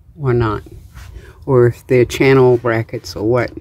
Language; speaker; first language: English; native; English